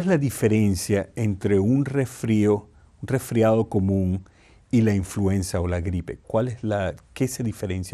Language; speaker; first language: Spanish; native; Spanish